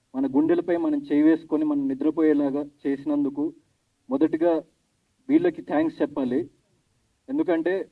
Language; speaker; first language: Telugu; native; Telugu